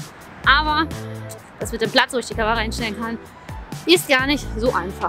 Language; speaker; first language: German; native; German